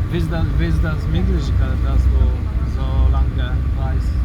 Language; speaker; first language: German; non-native, learner; Polish